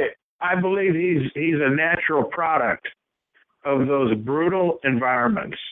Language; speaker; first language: English; native; English